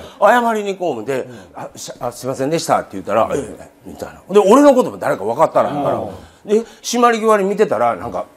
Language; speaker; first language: Japanese; native; Japanese